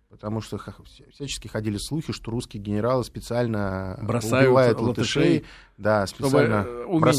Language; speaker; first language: Russian; native; Russian